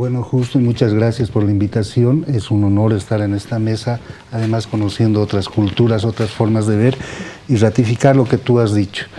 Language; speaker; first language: Spanish; native; Spanish